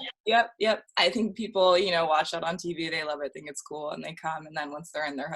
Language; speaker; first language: English; native; English